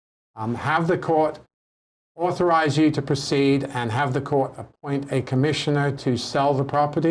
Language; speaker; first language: English; native; English